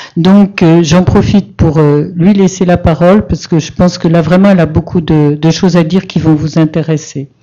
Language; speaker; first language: French; native; French